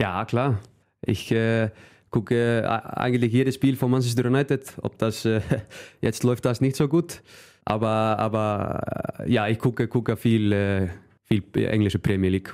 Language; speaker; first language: German; non-native, fluent; Icelandic